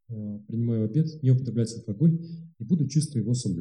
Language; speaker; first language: Russian; native; Russian